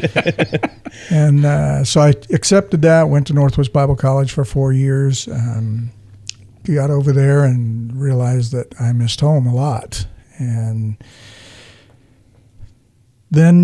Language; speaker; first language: English; native; English